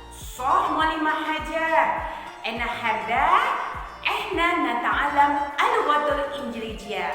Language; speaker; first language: Arabic; non-native, learner; Indonesian